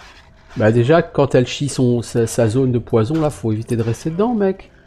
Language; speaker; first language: French; native; French